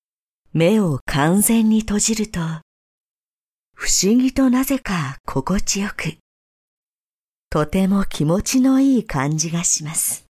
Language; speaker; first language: Japanese; native; Japanese